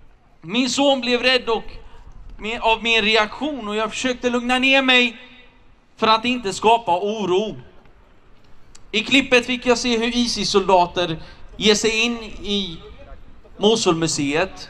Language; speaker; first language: Swedish; early bilingual, other home language; Assyrian Neo-Aramaic